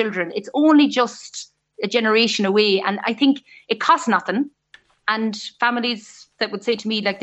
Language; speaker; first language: English; native; English